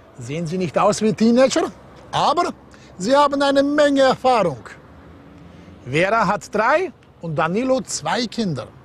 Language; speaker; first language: German; non-native, fluent; Slovenian